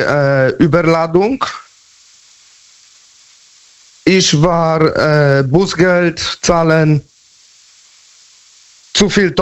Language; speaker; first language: German; non-native, learner; Polish